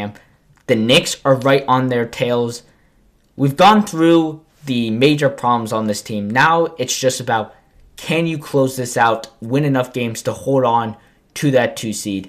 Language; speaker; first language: English; native; English